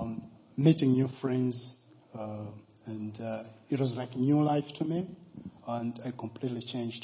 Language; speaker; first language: English; non-native, local second language; Nyanja